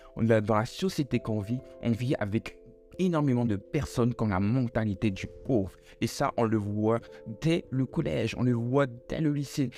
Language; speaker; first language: French; native; French